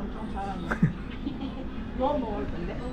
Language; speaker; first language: Korean; non-native, fluent; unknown